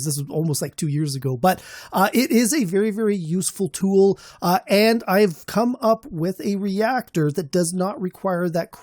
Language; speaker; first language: English; native; English